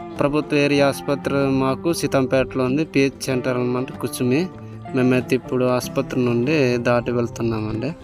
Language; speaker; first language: Telugu; non-native, local second language; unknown